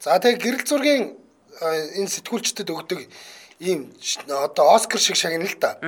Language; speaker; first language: Mongolian; native; Mongolian